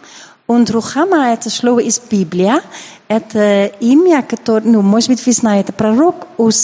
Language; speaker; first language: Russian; non-native, learner; Dutch